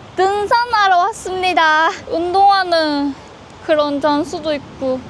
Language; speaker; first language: Korean; non-native, fluent; Japanese